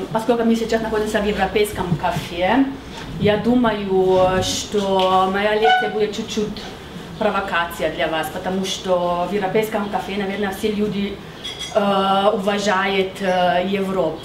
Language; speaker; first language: Russian; non-native, fluent; Slovenian